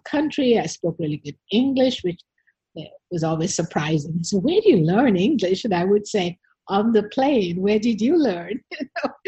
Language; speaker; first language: English; non-native, local second language; Sinhala